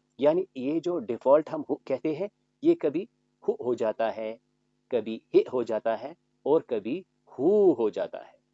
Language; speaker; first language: Urdu; native; Urdu